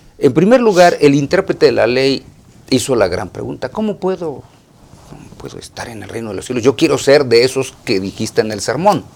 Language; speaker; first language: Spanish; native; Spanish